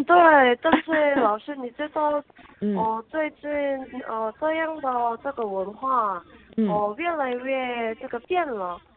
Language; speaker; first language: Chinese; non-native, learner; Korean